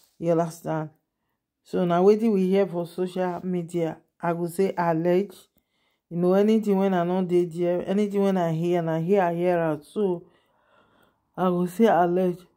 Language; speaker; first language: Nigerian Pidgin; non-native, local second language; Yoruba